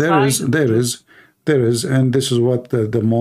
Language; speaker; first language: English; non-native, fluent; Arabic